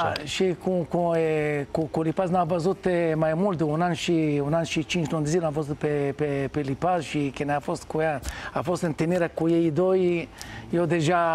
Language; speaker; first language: Romanian; non-native, fluent; Hebrew